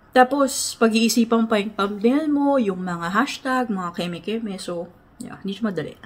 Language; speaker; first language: Filipino; native; Filipino